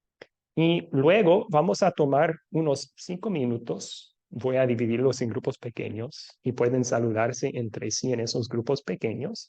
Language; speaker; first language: Spanish; non-native, fluent; English